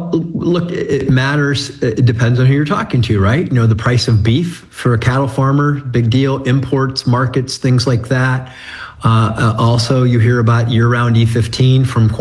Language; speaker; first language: English; native; English